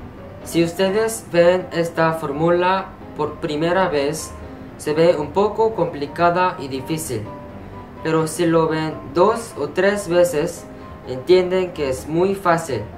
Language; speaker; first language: Spanish; non-native, fluent; Korean